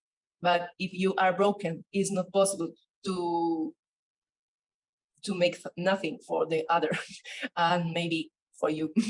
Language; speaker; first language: English; non-native, learner; Spanish